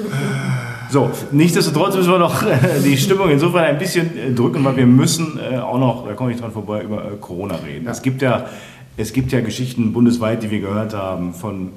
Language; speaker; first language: German; native; German